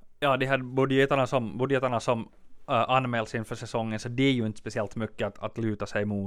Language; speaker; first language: Swedish; native; Swedish